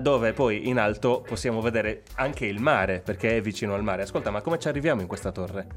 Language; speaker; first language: Italian; native; Italian